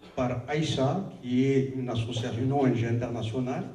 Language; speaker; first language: French; non-native, local second language; Arabic